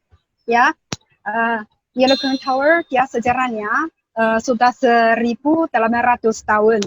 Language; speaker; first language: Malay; non-native, learner; Chinese